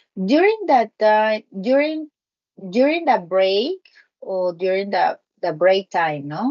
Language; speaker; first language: English; non-native, learner; Spanish